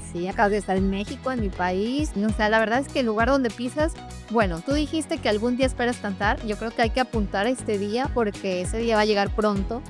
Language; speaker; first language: Spanish; native; Spanish